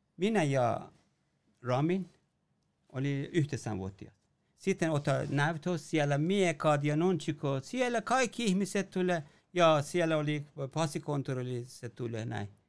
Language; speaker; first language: Finnish; non-native, learner; Persian